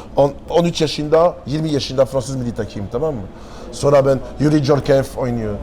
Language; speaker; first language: Turkish; non-native, learner; French